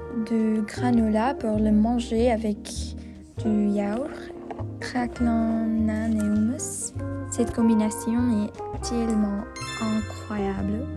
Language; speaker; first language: French; non-native, learner; English